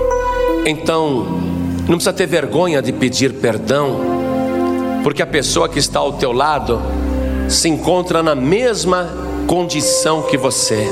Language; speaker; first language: Portuguese; native; Portuguese